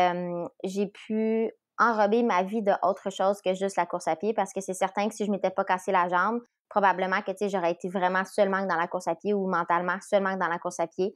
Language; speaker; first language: French; native; French